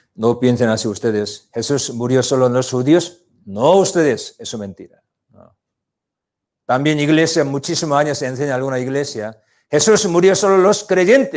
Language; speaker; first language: Spanish; non-native, learner; Korean